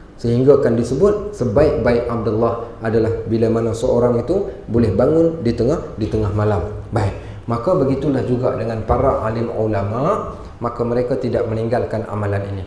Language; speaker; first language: Malay; native; Malay